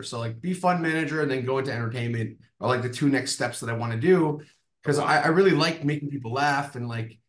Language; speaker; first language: English; native; English